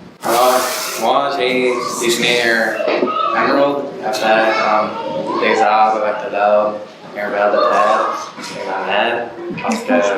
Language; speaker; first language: French; non-native, local second language; English